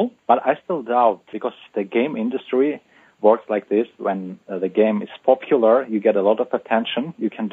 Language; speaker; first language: English; non-native, fluent; Uzbek